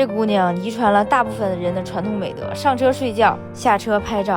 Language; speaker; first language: Chinese; native; Chinese